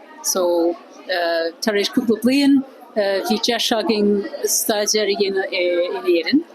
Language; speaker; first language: Irish; non-native, fluent; English